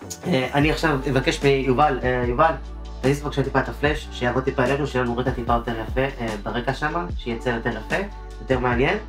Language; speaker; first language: Hebrew; native; Hebrew